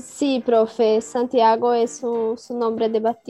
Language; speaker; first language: Spanish; non-native, learner; Portuguese